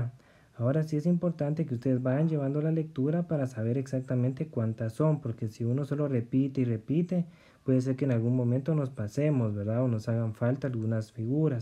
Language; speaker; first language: Spanish; native; Spanish